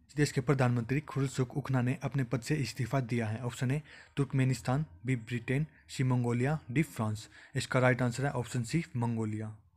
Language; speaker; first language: Hindi; native; Hindi